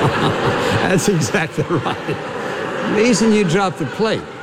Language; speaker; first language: English; native; English